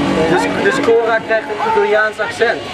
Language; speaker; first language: Dutch; native; Dutch